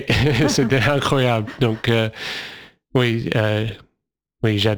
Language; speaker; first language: French; non-native, fluent; English